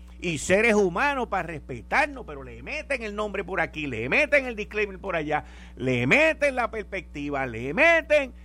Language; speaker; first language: Spanish; native; Spanish